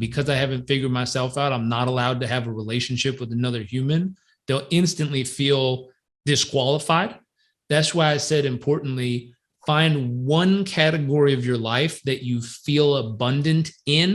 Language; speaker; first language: English; native; English